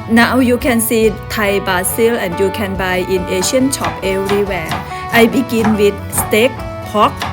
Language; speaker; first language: English; non-native, learner; Thai